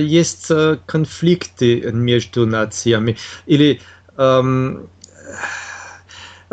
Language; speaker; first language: Russian; non-native, learner; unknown